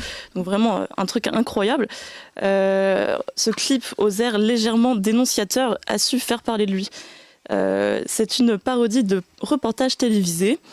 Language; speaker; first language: French; native; French